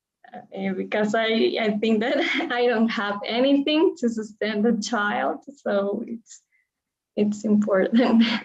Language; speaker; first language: English; non-native, fluent; Spanish